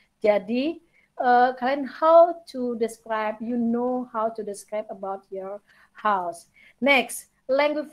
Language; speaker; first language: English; non-native, learner; Indonesian